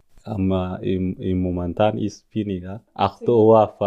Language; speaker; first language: German; non-native, learner; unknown